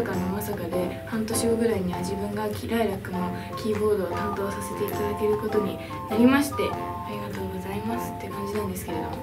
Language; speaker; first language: Japanese; native; Japanese